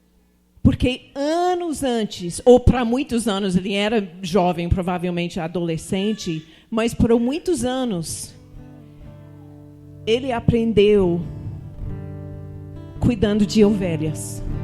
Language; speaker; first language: Portuguese; non-native, fluent; English